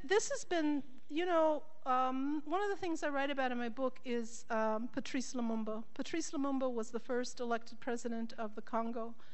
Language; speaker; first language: English; native; English